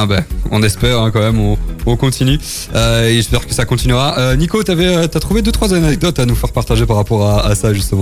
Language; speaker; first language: French; native; French